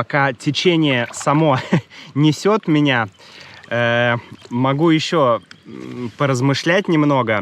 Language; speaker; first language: Russian; native; Russian